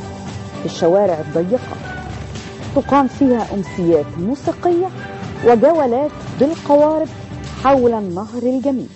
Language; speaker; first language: Arabic; native; Arabic